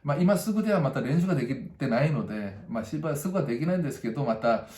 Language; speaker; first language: Japanese; non-native, fluent; Korean